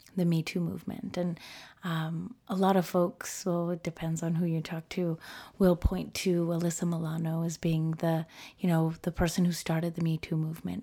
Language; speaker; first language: English; early bilingual, other home language; Spanish